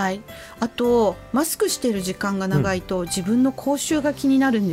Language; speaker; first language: Japanese; native; Japanese